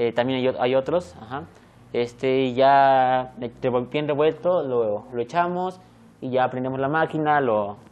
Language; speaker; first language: Spanish; native; Spanish